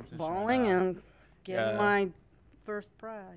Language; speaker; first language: English; non-native, fluent; Russian